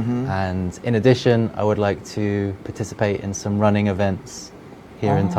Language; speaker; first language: English; non-native, fluent; French